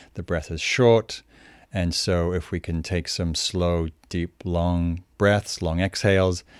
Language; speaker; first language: English; native; English